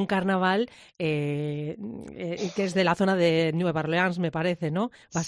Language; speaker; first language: Spanish; native; Spanish